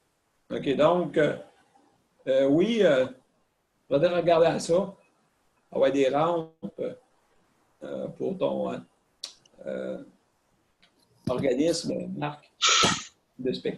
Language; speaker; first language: French; native; French